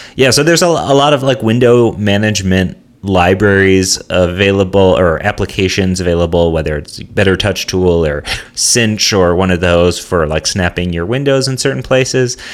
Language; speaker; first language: English; native; English